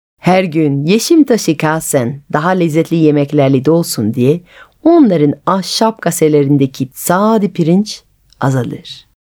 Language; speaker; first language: Turkish; non-native, fluent; French